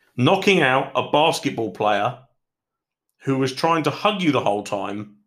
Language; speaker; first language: English; native; English